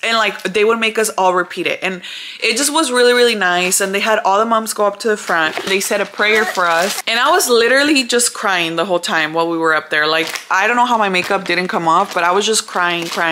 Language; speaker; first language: English; early bilingual, other home language; Spanish